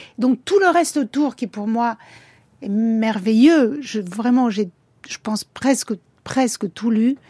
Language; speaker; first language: French; early bilingual, other home language; Italian